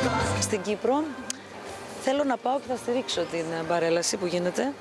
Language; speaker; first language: Greek; native; Greek